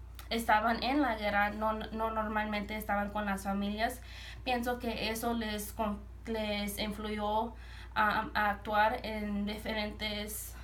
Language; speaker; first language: Spanish; early bilingual, heritage; Spanish